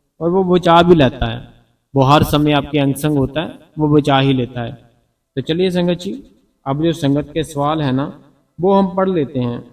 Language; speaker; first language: Hindi; non-native, local second language; Punjabi